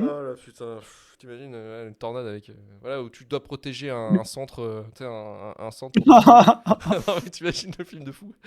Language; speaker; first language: French; native; French